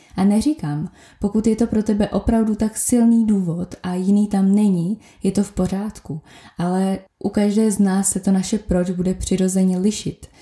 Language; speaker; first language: Czech; native; Czech